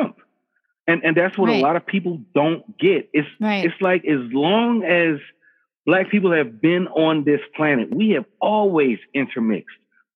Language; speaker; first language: English; native; English